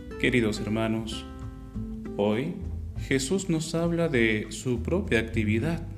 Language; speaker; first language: Spanish; native; Spanish